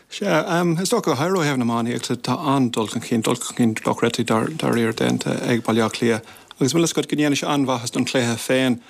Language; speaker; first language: Irish; non-native, local second language; English